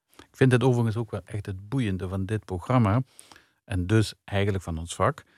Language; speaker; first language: Dutch; native; Dutch